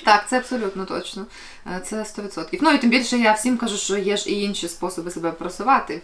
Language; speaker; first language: Ukrainian; native; Ukrainian